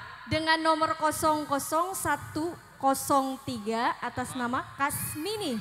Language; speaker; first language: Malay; non-native, local second language; Javanese